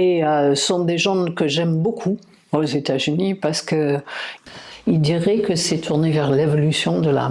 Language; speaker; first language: French; non-native, fluent; English